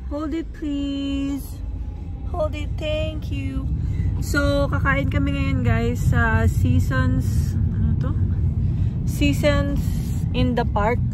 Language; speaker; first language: Filipino; non-native, local second language; Cebuano